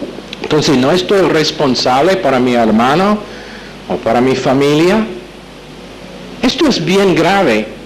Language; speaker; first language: Spanish; non-native, fluent; English